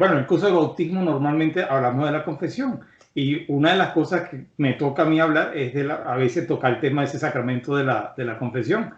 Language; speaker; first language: Spanish; native; Spanish